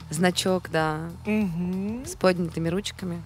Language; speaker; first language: Russian; native; Russian